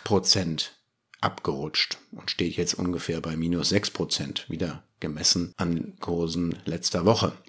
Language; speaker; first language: German; native; German